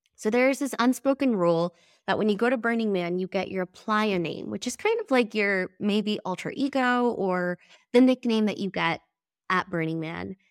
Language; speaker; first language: English; early bilingual, other home language; Spanish